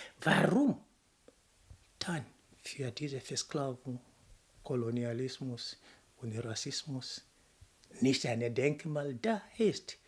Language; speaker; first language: German; non-native, fluent; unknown